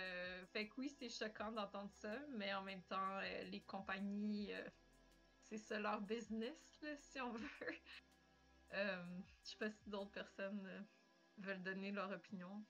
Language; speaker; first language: French; native; French